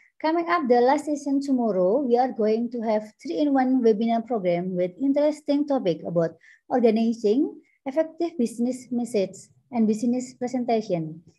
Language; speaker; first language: English; non-native, learner; Indonesian